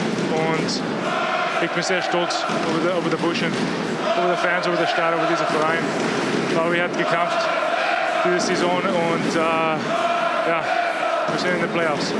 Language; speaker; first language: German; non-native, learner; English